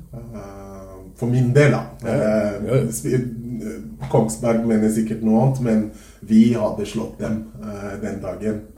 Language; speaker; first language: Norwegian; non-native, fluent; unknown